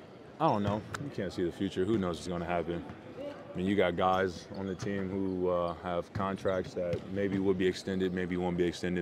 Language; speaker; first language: English; native; English